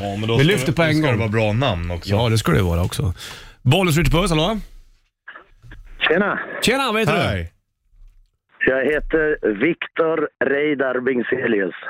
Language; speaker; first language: Swedish; native; Swedish